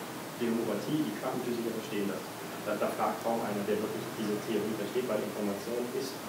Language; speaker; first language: German; native; German